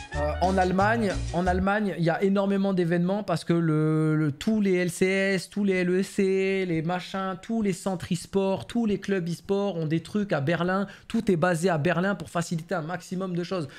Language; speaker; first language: French; native; French